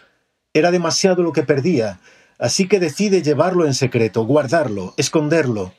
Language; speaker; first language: Spanish; native; Spanish